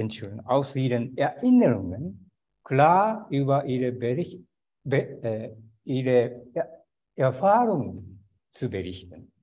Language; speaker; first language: German; non-native, fluent; Japanese